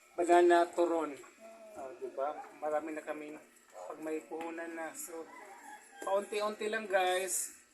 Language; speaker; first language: Filipino; non-native, local second language; Cebuano